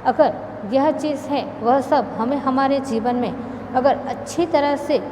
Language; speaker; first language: Hindi; non-native, local second language; Gujarati